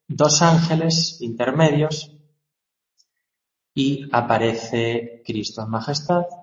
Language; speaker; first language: Spanish; native; Spanish